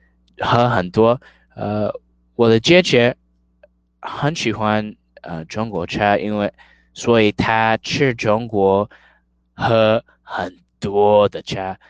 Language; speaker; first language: Chinese; non-native, learner; English